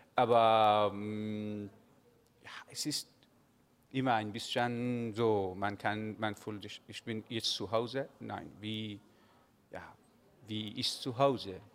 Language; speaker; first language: German; non-native, learner; Persian